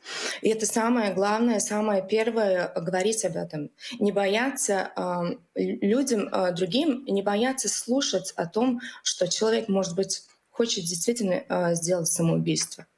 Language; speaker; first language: Russian; non-native, local second language; Latvian